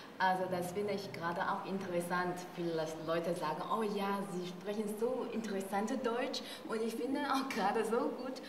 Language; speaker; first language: German; non-native, fluent; Chinese